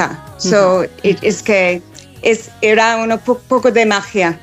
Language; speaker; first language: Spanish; non-native, fluent; English